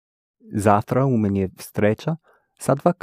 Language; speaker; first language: Russian; non-native, learner; English